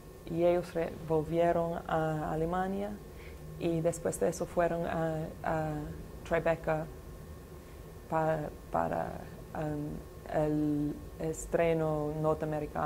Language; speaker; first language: Spanish; non-native, fluent; English